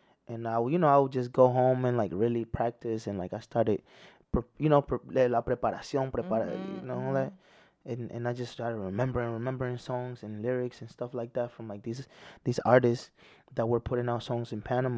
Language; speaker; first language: English; early bilingual, other home language; Spanish